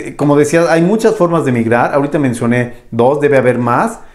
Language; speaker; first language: Spanish; native; Spanish